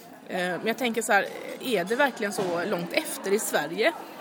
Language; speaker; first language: Swedish; native; Swedish